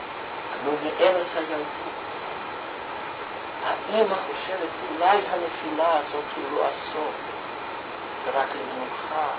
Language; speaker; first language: Hebrew; non-native, fluent; Russian